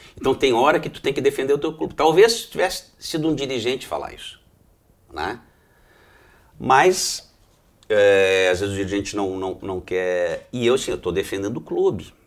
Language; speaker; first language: Portuguese; native; Portuguese